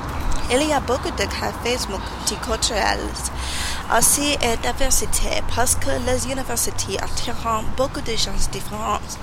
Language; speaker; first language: French; non-native, learner; English